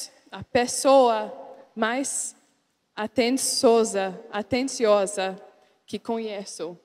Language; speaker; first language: Portuguese; non-native, learner; English